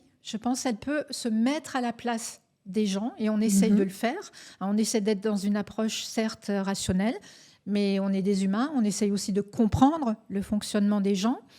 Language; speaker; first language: French; native; French